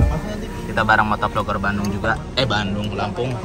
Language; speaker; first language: Indonesian; native; Indonesian